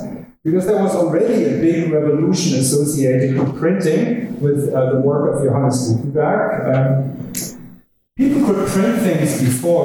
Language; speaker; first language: English; non-native, fluent; German